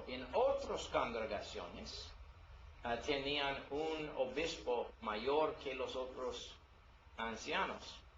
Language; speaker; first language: Spanish; non-native, learner; English